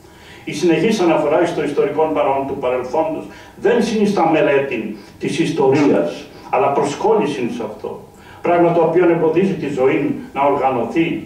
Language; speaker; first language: Greek; native; Greek